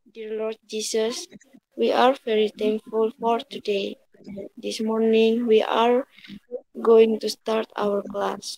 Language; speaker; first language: English; non-native, learner; Indonesian